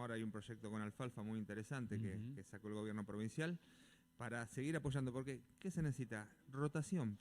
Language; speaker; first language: Spanish; native; Spanish